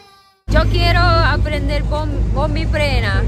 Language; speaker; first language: Spanish; non-native, learner; Japanese